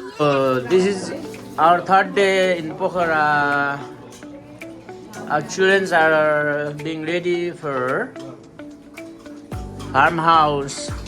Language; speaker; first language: English; non-native, local second language; Nepali